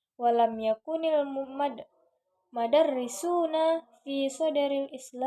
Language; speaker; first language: Arabic; non-native, learner; Indonesian